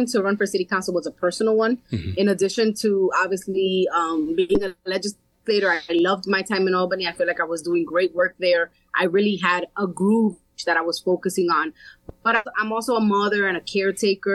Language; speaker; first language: English; early bilingual, other home language; Spanish